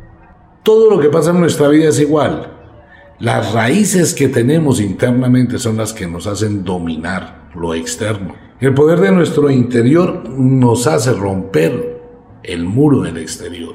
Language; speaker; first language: Spanish; native; Spanish